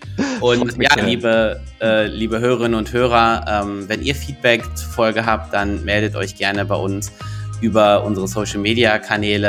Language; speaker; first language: German; native; German